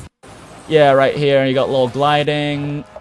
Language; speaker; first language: English; native; English